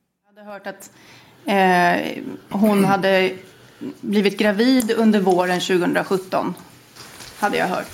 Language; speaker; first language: Swedish; native; Swedish